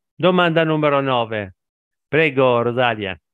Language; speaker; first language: Italian; native; Italian